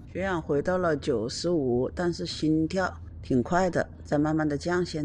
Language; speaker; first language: Chinese; native; Chinese